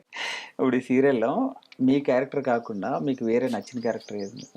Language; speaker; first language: Telugu; native; Telugu